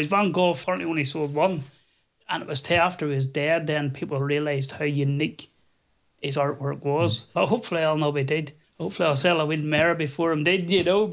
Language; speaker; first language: English; native; English